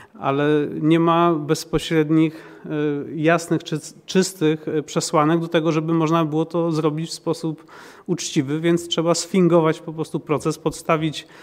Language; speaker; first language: Polish; native; Polish